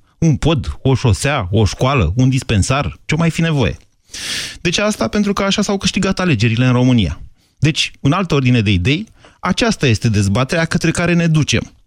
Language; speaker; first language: Romanian; native; Romanian